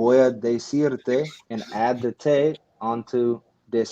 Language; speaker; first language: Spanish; non-native, fluent; English